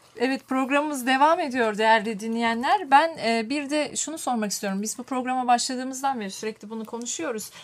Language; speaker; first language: Turkish; native; Turkish